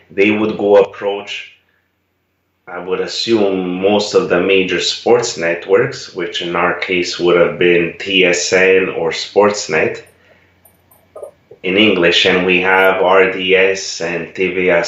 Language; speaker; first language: English; non-native, fluent; Italian